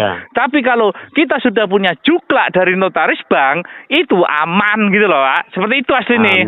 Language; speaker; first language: Indonesian; non-native, local second language; Javanese